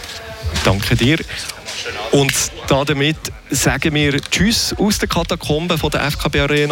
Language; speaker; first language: German; native; German